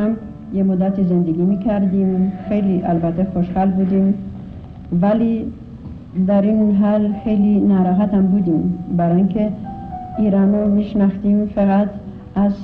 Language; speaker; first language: Persian; non-native, fluent; Polish